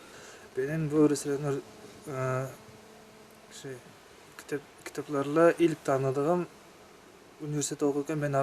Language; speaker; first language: Turkish; non-native, learner; Kyrgyz